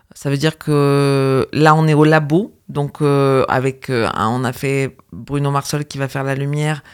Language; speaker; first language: French; native; French